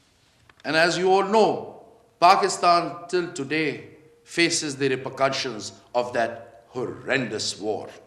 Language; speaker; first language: English; non-native, local second language; Urdu